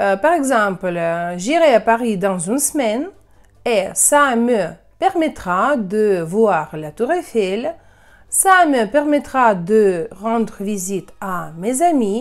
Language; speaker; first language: French; non-native, fluent; Russian